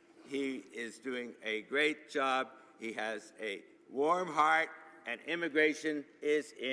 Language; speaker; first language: English; native; English